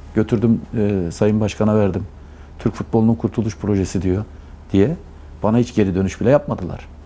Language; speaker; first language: Turkish; native; Turkish